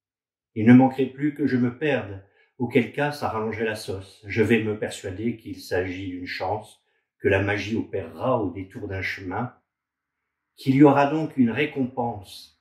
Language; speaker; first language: French; native; French